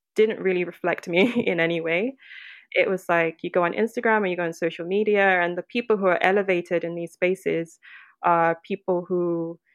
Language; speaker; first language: English; non-native, local second language; Yoruba